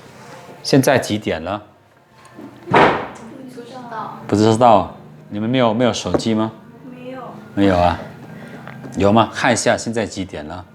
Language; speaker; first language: Chinese; non-native, fluent; Lao